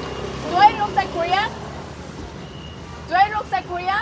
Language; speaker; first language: English; non-native, learner; Korean